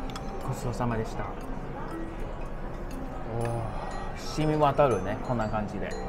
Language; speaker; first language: Japanese; non-native, fluent; Cantonese